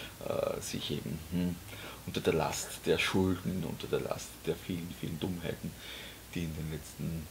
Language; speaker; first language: German; native; German